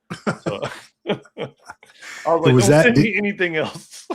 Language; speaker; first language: English; native; English